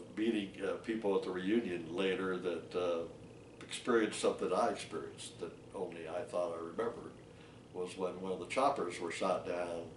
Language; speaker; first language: English; native; English